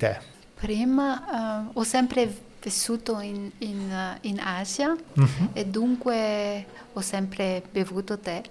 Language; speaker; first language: Italian; non-native, learner; French